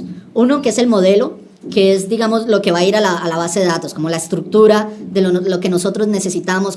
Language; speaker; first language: Spanish; native; Spanish